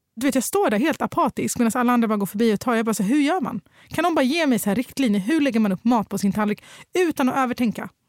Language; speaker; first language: Swedish; early bilingual, other home language; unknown